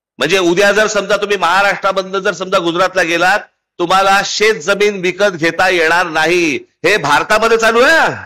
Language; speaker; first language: Marathi; native; Marathi